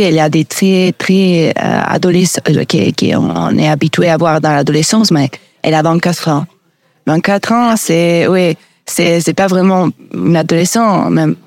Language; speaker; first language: French; non-native, learner; Italian